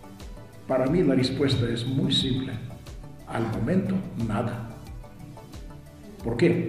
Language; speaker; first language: Spanish; non-native, fluent; Russian